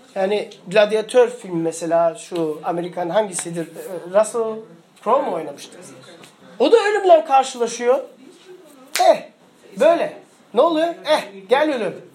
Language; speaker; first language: Turkish; early bilingual, heritage; Turkish